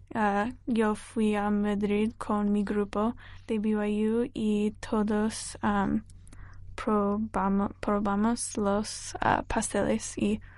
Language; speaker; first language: Spanish; non-native, learner; English